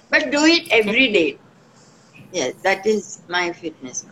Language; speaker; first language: English; non-native, local second language; Marathi